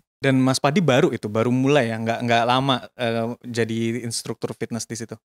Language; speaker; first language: Indonesian; native; Indonesian